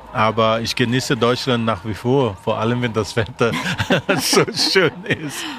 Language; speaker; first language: German; non-native, fluent; Portuguese